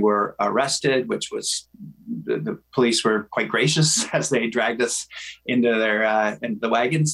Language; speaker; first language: English; native; English